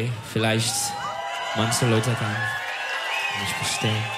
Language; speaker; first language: German; non-native, learner; Turkish